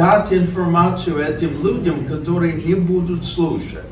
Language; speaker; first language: Russian; non-native, fluent; English